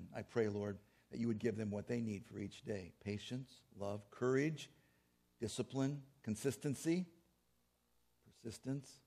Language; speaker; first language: English; native; English